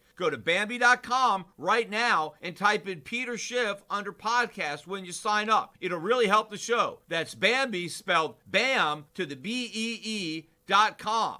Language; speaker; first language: English; native; English